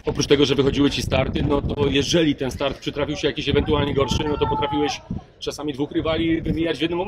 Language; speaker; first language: Polish; native; Polish